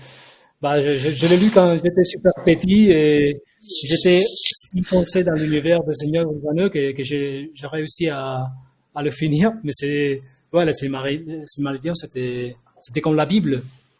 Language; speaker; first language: French; non-native, fluent; Spanish